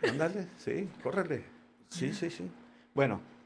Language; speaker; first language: Spanish; early bilingual, heritage; Spanish